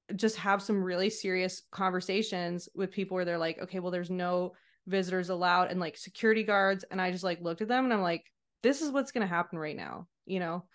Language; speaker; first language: English; native; English